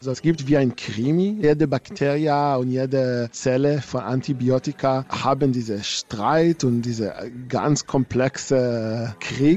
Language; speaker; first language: German; non-native, fluent; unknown